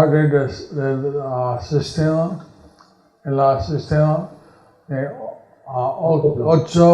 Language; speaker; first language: Spanish; non-native, learner; English